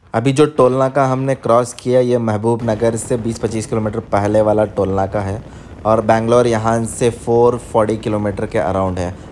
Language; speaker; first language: Hindi; non-native, local second language; Urdu